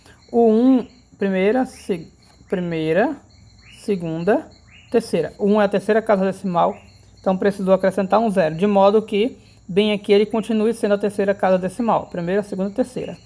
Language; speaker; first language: Portuguese; native; Portuguese